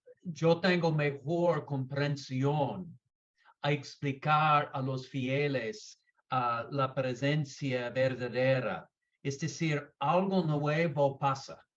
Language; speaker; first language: Spanish; non-native, learner; English